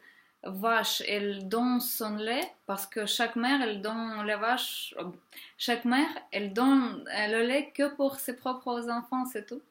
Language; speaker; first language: French; non-native, fluent; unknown